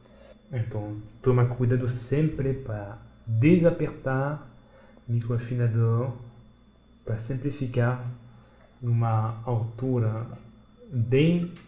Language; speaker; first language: Portuguese; non-native, fluent; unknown